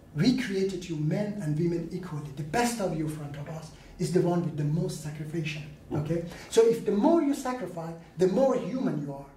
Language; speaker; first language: English; non-native, learner; Persian